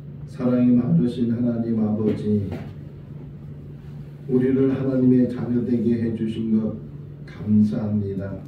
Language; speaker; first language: Korean; native; Korean